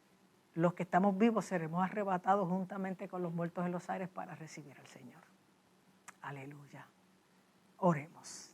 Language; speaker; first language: Spanish; native; Spanish